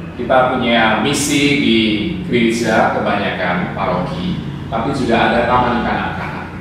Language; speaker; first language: Indonesian; native; Indonesian